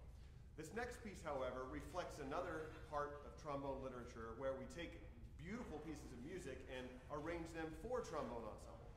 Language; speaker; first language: English; native; English